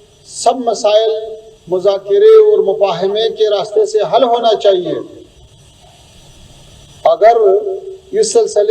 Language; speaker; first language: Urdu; non-native, fluent; Pashto